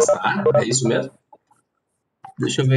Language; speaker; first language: Portuguese; native; Portuguese